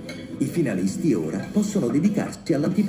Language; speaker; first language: Italian; native; Italian